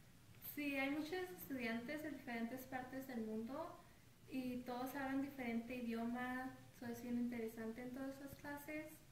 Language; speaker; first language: Spanish; early bilingual, heritage; Spanish